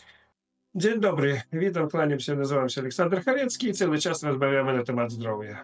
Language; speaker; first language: Polish; non-native, fluent; Russian